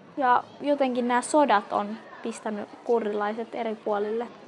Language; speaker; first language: Finnish; early bilingual, other home language; Central Kurdish